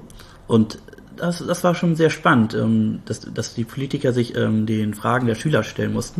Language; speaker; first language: German; native; German